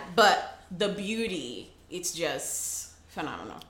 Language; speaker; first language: English; early bilingual, other home language; Portuguese